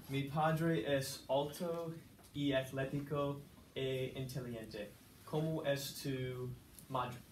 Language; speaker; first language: Spanish; non-native, learner; English